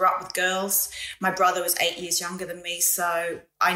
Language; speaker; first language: English; native; English